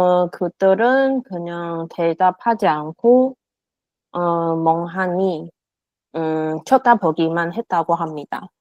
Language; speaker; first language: Korean; non-native, learner; Chinese